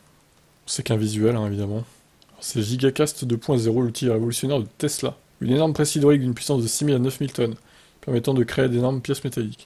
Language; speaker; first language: French; native; French